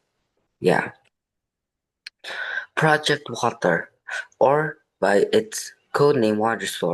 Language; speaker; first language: English; non-native, fluent; Indonesian